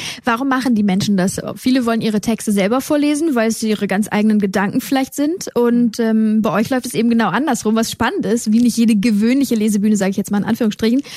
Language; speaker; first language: German; native; German